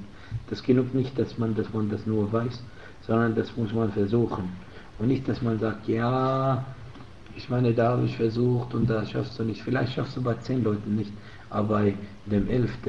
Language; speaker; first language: German; non-native, fluent; Arabic